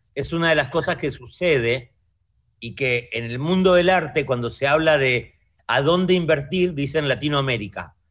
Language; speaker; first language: Spanish; native; Spanish